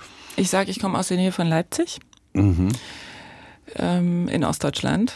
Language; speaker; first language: German; native; German